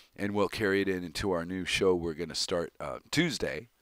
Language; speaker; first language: English; native; English